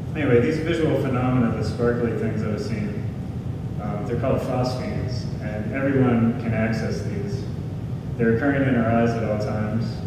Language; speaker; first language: English; native; English